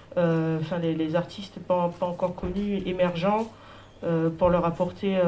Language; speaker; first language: French; native; French